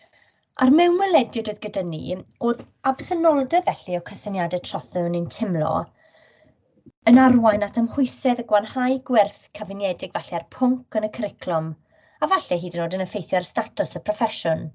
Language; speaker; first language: Welsh; native; Welsh